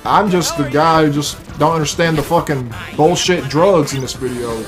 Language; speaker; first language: English; native; English